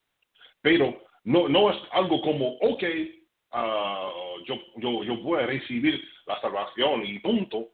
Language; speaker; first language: Spanish; non-native, fluent; English